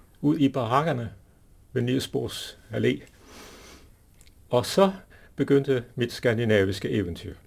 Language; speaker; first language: Danish; non-native, fluent; English